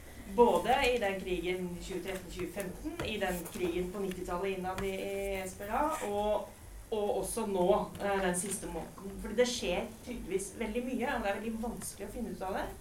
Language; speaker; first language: Norwegian; native; Norwegian